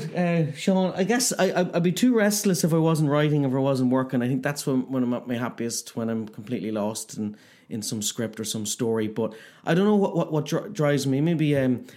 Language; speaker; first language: English; native; English